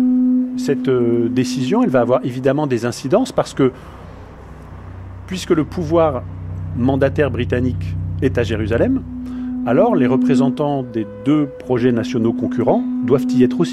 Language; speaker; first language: French; native; French